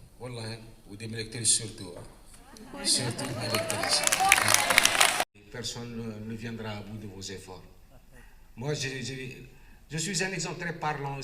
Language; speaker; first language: French; non-native, local second language; Arabic